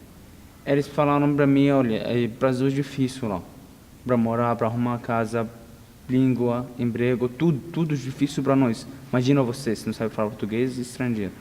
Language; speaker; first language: Portuguese; non-native, learner; Arabic